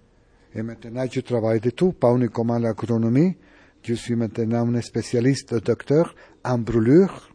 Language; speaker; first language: French; non-native, learner; Spanish